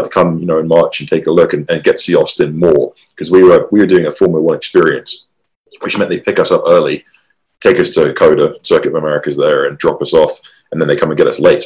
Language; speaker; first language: English; native; English